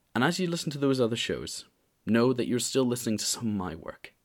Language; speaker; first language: English; native; English